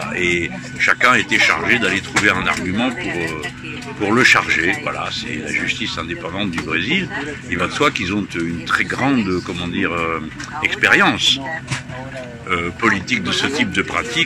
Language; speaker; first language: French; native; French